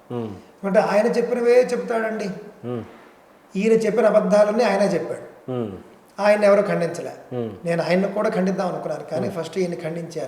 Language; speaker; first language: Telugu; native; Telugu